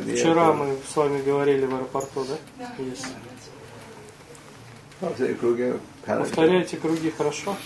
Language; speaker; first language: Russian; native; Russian